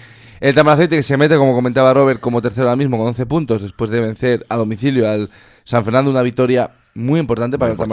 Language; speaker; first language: Spanish; native; Spanish